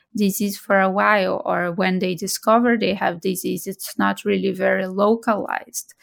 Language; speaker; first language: English; non-native, fluent; Portuguese